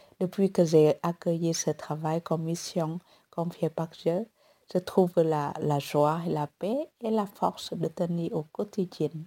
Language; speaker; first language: French; non-native, fluent; Vietnamese